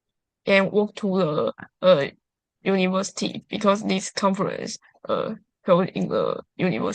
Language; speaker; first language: English; non-native, learner; Chinese